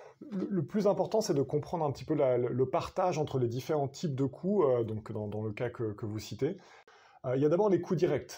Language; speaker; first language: French; native; French